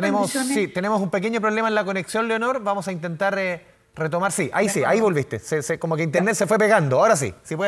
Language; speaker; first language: Spanish; native; Spanish